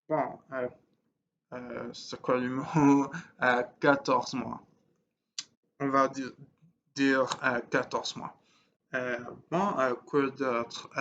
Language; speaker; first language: French; non-native, learner; English